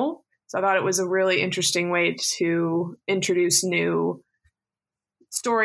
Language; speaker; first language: English; native; English